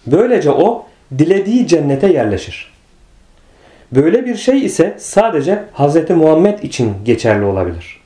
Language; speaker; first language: Turkish; native; Turkish